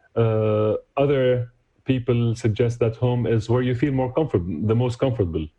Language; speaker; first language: English; non-native, fluent; Arabic